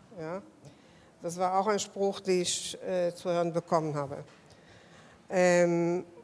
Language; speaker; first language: German; non-native, fluent; Hebrew